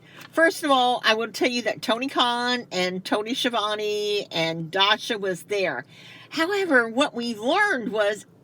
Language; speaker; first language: English; native; English